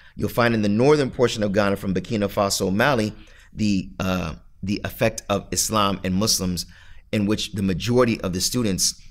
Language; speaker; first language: English; native; English